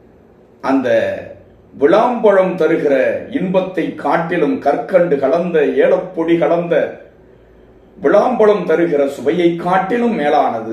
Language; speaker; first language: Tamil; native; Tamil